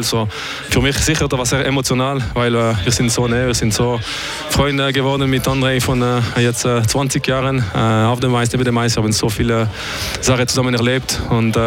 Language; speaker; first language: German; non-native, learner; French